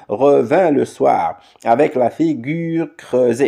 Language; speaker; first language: French; non-native, local second language; Arabic